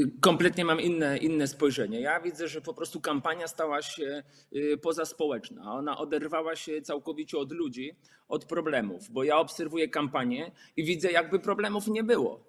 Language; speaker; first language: Polish; native; Polish